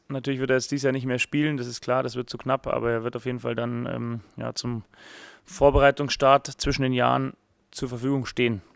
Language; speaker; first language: German; native; German